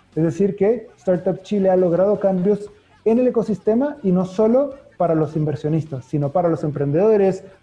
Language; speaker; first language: Spanish; native; Spanish